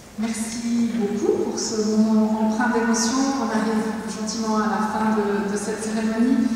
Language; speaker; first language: French; native; French